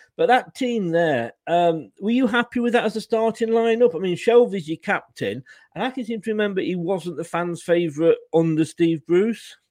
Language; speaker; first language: English; native; English